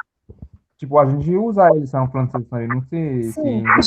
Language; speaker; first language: Portuguese; non-native, fluent; Haitian Creole